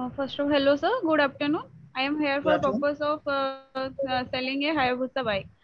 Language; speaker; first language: English; non-native, local second language; Odia